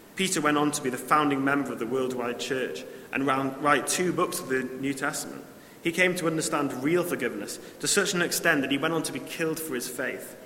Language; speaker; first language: English; native; English